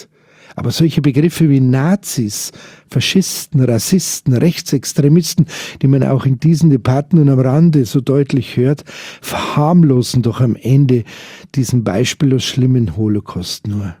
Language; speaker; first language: German; native; German